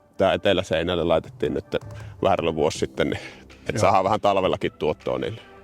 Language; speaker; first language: Finnish; native; Finnish